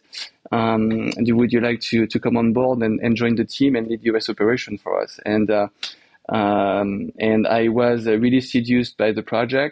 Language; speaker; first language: English; non-native, fluent; French